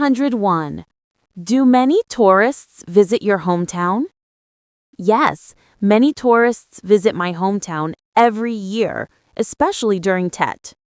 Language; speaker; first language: English; non-native, learner; Vietnamese